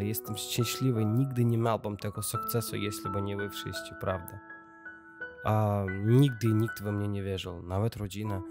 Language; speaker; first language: Polish; non-native, learner; Russian